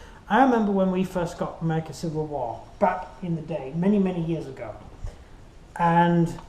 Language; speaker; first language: English; native; English